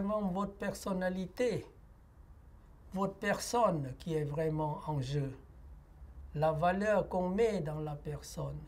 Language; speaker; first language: French; non-native, fluent; Lao